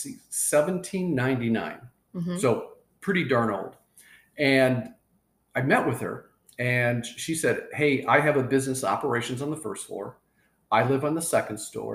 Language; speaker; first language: English; native; English